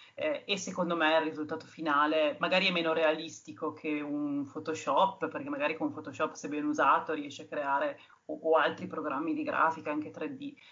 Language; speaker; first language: Italian; native; Italian